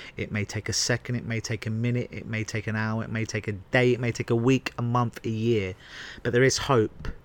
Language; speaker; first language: English; native; English